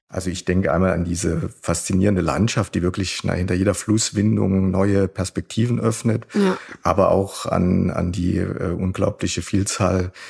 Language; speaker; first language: German; native; German